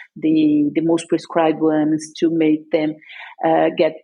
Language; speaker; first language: English; non-native, fluent; Portuguese